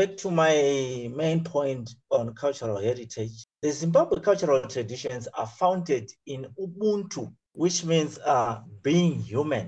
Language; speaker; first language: English; non-native, local second language; Shona